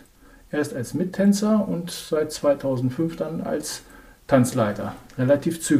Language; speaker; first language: German; native; German